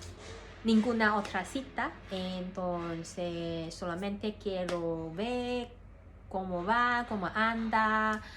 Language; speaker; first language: Spanish; non-native, learner; Cantonese